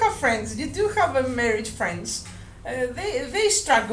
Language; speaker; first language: English; non-native, fluent; Greek